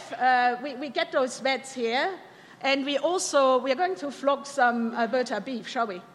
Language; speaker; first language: English; non-native, fluent; German